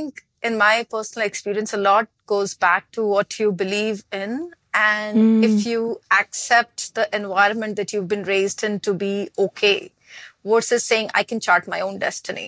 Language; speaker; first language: English; non-native, local second language; Hindi